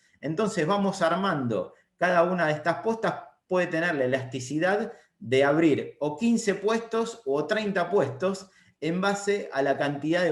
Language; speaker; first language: Spanish; native; Spanish